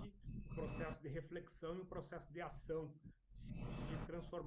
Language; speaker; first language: Portuguese; native; Portuguese